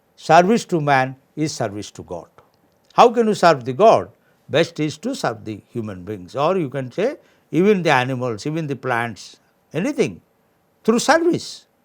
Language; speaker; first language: English; non-native, local second language; Odia